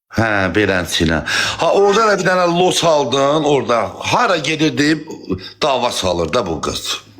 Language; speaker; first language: Azerbaijani; non-native, local second language; Talysh